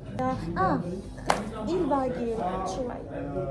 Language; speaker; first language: Korean; non-native, learner; Arabic